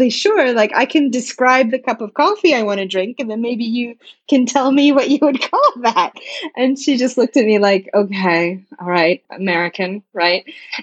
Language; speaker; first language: English; native; English